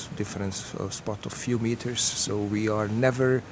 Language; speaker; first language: English; non-native, fluent; Croatian